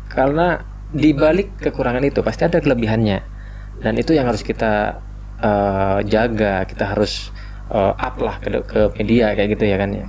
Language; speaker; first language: Indonesian; non-native, local second language; Madurese